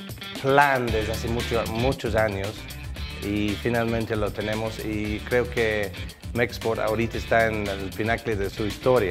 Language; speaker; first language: Spanish; non-native, fluent; English